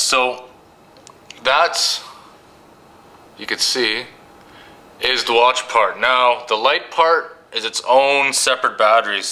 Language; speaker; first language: English; native; English